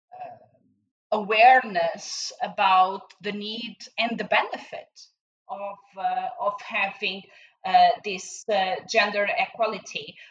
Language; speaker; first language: English; non-native, fluent; Portuguese